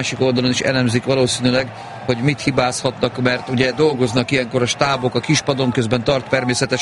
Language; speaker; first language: Hungarian; native; Hungarian